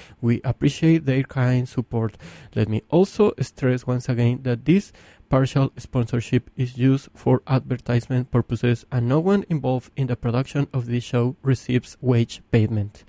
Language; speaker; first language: English; non-native, fluent; Spanish